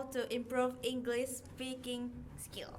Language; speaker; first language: English; non-native, learner; Indonesian